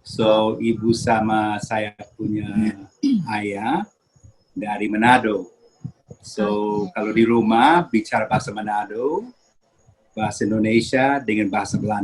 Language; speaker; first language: Indonesian; early bilingual, heritage; Indonesian